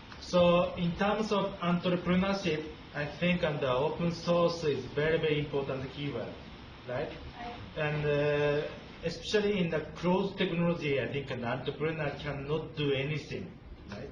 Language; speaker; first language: English; non-native, fluent; Japanese